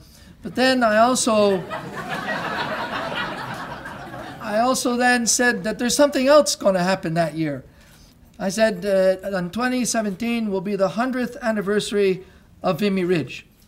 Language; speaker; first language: English; non-native, local second language; French